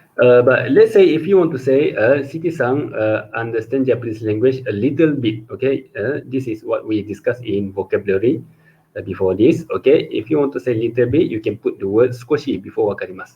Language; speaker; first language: English; non-native, local second language; Malay